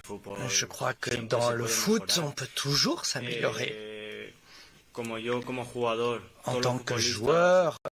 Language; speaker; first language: French; non-native, fluent; Spanish